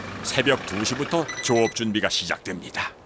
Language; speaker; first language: Korean; native; Korean